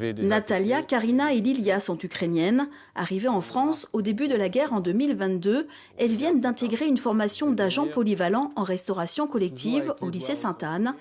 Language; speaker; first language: French; native; French